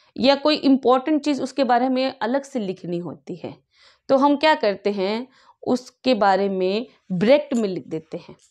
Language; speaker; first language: Hindi; native; Hindi